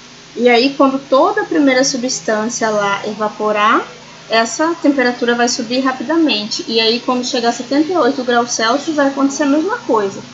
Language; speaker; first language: Portuguese; native; Portuguese